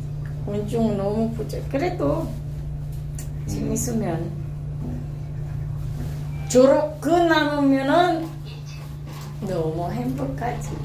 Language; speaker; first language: Korean; non-native, local second language; Filipino